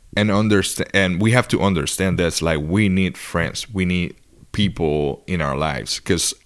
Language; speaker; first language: English; non-native, fluent; Spanish